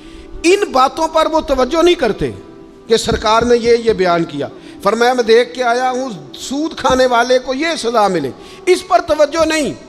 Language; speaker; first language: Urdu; non-native, local second language; Punjabi